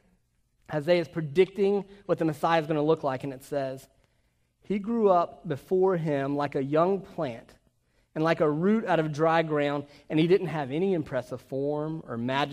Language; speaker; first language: English; native; English